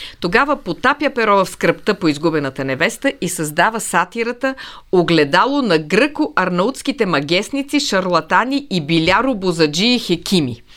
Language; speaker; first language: Bulgarian; native; Bulgarian